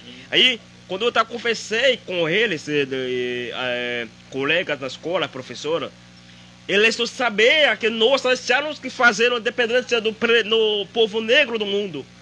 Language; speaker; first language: Portuguese; non-native, learner; Haitian Creole